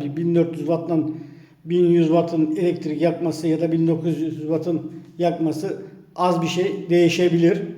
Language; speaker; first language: Turkish; native; Turkish